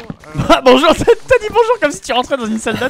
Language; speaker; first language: French; native; French